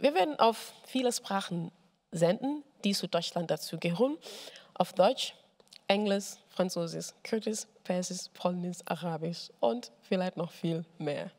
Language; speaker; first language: German; non-native, fluent; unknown